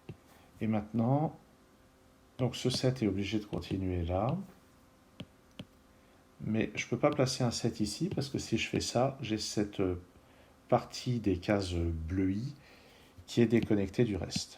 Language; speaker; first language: French; native; French